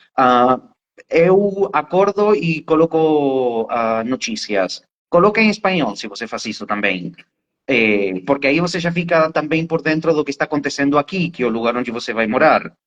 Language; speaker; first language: Portuguese; non-native, fluent; Spanish